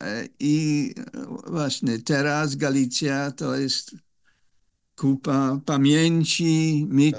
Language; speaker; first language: Polish; non-native, fluent; English